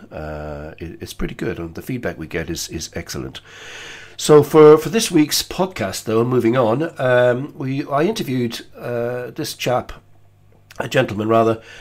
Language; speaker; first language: English; native; English